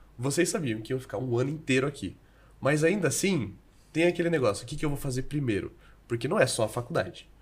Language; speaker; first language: Portuguese; native; Portuguese